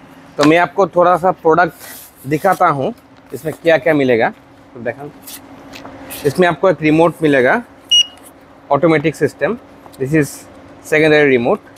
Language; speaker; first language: Hindi; non-native, learner; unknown